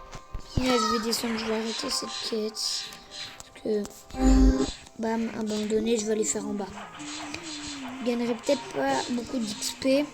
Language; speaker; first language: French; native; French